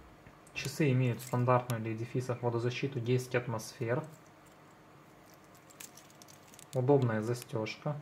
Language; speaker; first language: Russian; native; Russian